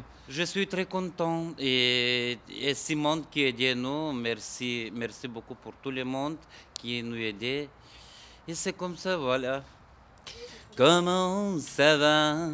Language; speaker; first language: French; non-native, learner; Bulgarian